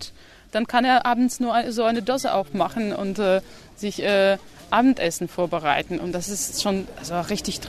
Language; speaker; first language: German; non-native, fluent; Belarusian